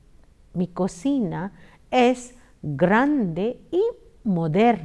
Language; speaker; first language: Spanish; non-native, fluent; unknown